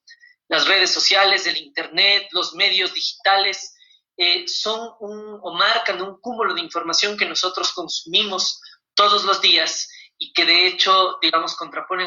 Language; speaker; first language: Spanish; native; Spanish